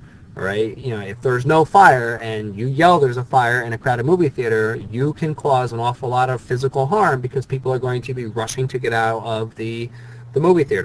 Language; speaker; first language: English; native; English